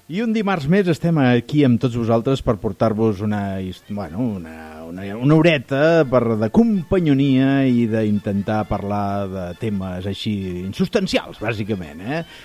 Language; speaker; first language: Catalan; native; Catalan